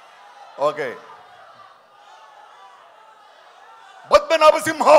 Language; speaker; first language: Telugu; non-native, fluent; Tamil